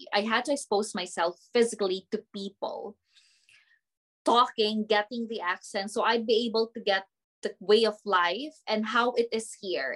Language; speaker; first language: English; non-native, local second language; Filipino